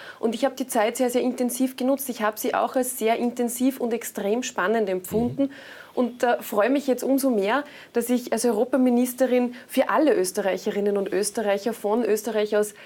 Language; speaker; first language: German; native; German